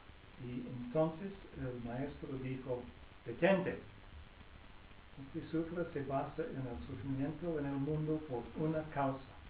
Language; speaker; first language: Spanish; non-native, fluent; English